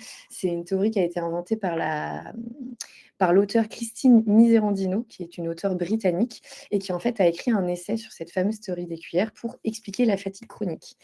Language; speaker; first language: French; native; French